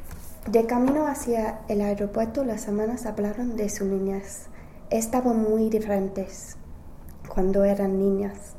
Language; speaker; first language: Spanish; non-native, learner; English